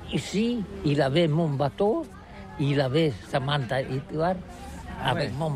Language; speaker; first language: French; non-native, learner; Catalan